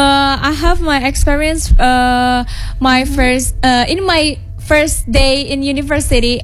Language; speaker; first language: English; non-native, learner; Indonesian